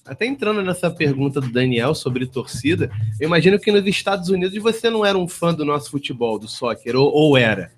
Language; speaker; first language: Portuguese; native; Portuguese